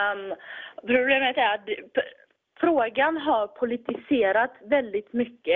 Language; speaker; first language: Swedish; early bilingual, other home language; Tigrinya